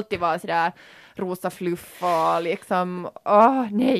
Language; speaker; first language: Swedish; native; Swedish